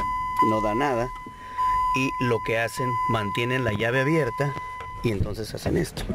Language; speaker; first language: Spanish; native; Spanish